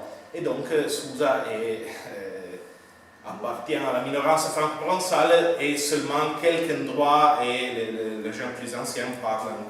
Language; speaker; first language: French; non-native, fluent; Italian